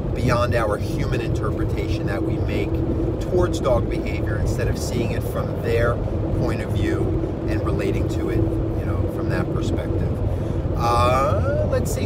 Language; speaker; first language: English; native; English